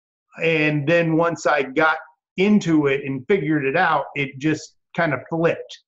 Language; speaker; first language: English; native; English